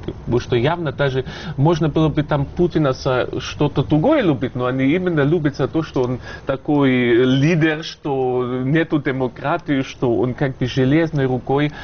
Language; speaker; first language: Russian; non-native, fluent; German